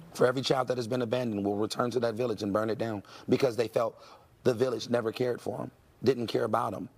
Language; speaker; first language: English; native; English